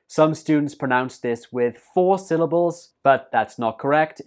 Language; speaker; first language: English; native; English